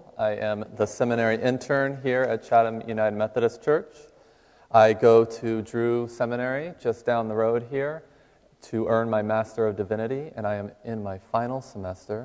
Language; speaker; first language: English; native; English